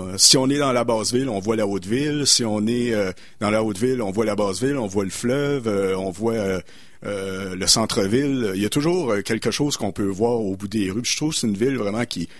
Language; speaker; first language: French; native; French